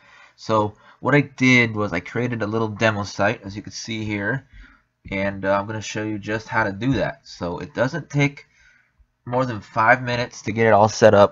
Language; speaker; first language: English; native; English